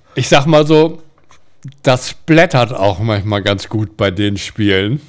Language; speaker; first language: German; native; German